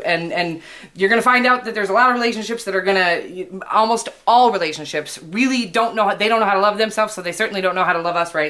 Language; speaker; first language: English; native; English